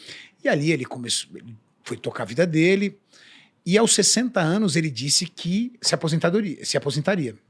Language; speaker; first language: Portuguese; native; Portuguese